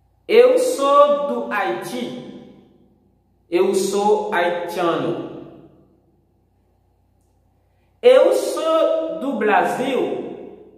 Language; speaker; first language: Portuguese; non-native, fluent; Haitian Creole